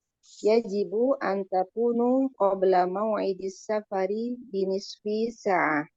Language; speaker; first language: Arabic; non-native, learner; Indonesian